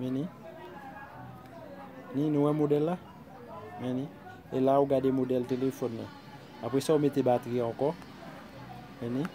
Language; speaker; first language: French; non-native, learner; Haitian Creole